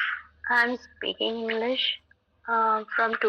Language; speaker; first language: English; non-native, learner; Hindi